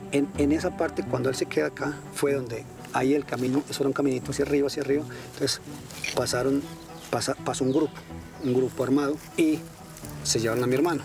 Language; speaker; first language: Spanish; native; Spanish